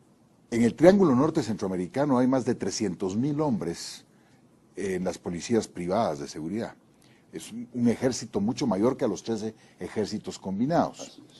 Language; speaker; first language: Spanish; native; Spanish